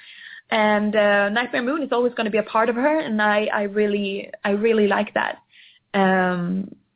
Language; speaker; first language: English; non-native, fluent; Swedish